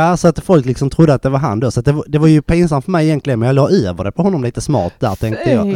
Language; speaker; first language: Swedish; native; Swedish